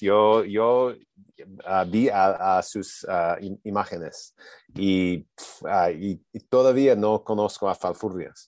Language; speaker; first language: Spanish; non-native, learner; English